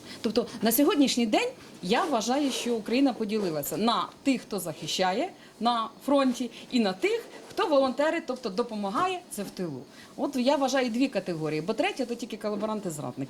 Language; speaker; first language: Ukrainian; native; Ukrainian